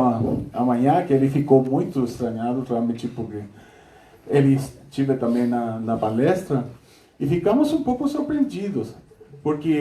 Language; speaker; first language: Portuguese; non-native, fluent; Spanish